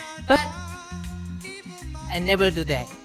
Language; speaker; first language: English; non-native, learner; Korean